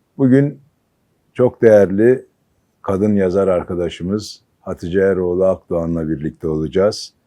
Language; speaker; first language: Turkish; native; Turkish